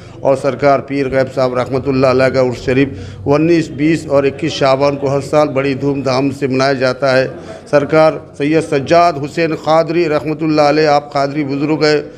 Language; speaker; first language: Hindi; non-native, local second language; Urdu